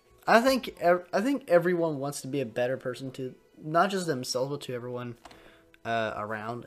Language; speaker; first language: English; native; English